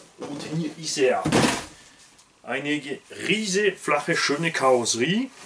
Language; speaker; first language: German; non-native, local second language; French